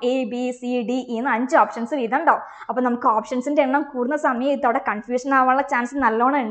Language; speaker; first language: Malayalam; native; Malayalam